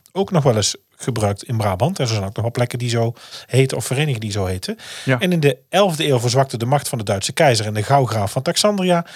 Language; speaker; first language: Dutch; native; Dutch